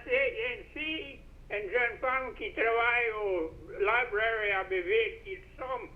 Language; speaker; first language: French; native; French